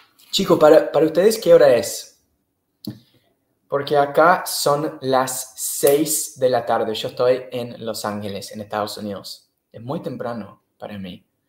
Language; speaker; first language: Spanish; non-native, fluent; English